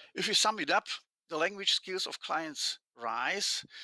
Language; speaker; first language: English; non-native, fluent; Slovak